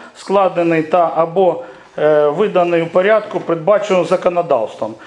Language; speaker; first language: Ukrainian; non-native, local second language; Russian